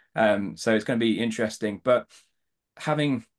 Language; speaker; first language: English; native; English